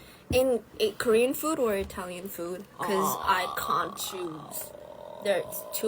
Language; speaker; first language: English; non-native, fluent; Italian